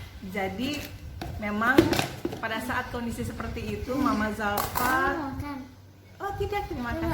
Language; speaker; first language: Indonesian; native; Indonesian